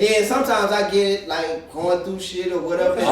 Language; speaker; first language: English; native; English